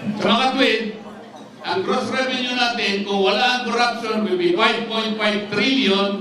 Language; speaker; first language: Filipino; native; Filipino